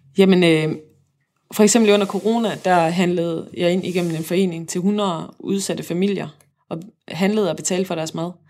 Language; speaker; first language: Danish; native; Danish